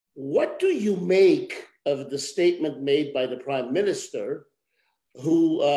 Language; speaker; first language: English; native; English